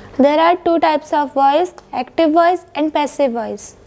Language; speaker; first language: English; non-native, local second language; Hindi